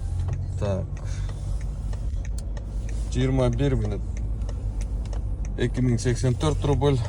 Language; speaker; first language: Russian; non-native, local second language; Kyrgyz